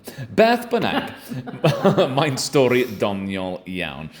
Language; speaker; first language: Welsh; non-native, learner; English